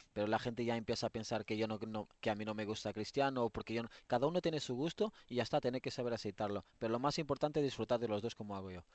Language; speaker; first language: Spanish; non-native, fluent; Portuguese